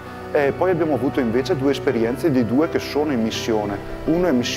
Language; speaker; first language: Italian; native; Italian